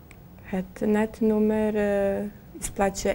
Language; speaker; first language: Dutch; non-native, learner; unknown